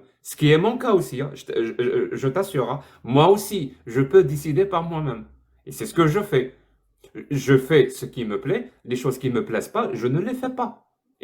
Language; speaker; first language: French; native; French